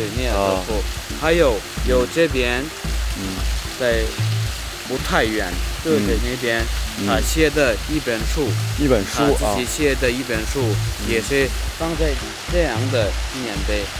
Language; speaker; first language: Chinese; non-native, learner; Turkmen